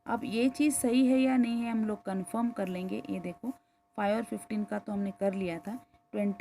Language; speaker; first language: Hindi; non-native, local second language; Kannada